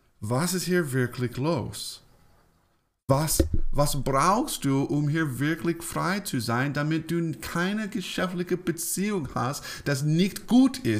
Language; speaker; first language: German; non-native, fluent; English